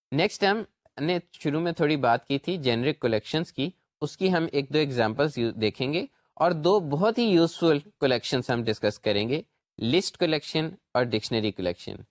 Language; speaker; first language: Urdu; native; Urdu